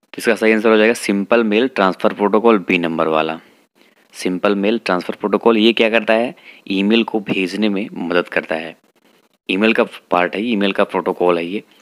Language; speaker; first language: Hindi; native; Hindi